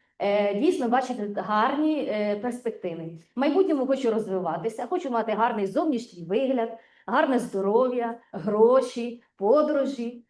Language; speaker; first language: Ukrainian; native; Ukrainian